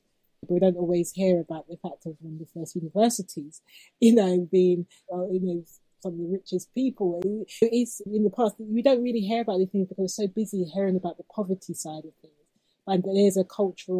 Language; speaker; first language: English; native; English